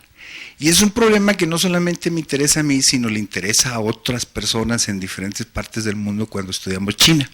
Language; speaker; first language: Spanish; native; Spanish